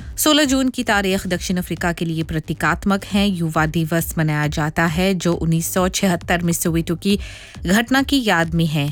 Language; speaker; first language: Hindi; non-native, local second language; Morisyen